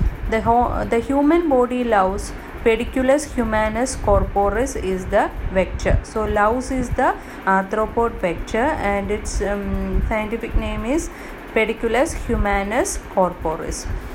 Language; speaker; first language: English; non-native, local second language; Malayalam